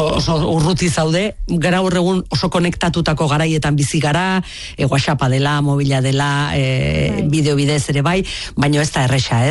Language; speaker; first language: Basque; native; Basque